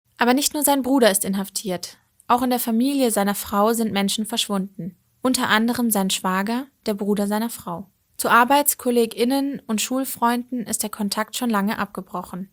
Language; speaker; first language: German; native; German